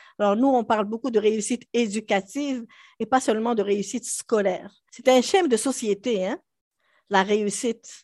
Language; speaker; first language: French; non-native, local second language; Arabic